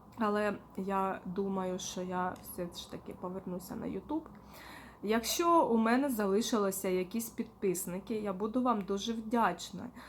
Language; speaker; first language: Ukrainian; non-native, local second language; Russian